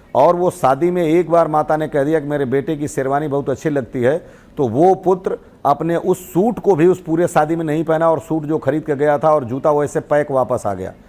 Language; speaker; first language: Hindi; native; Hindi